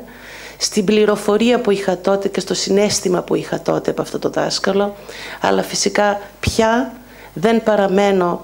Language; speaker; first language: Greek; native; Greek